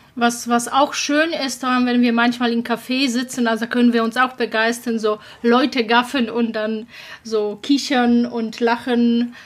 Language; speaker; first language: German; non-native, fluent; Polish